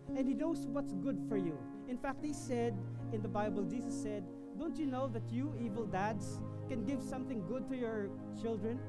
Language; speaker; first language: English; non-native, local second language; Filipino